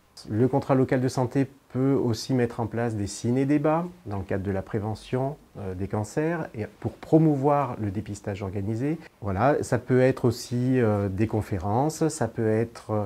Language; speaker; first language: French; native; French